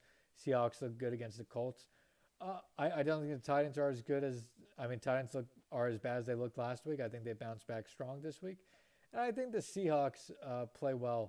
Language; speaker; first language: English; native; English